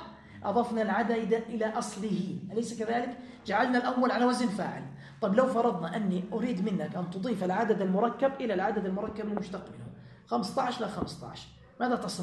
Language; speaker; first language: Arabic; native; Arabic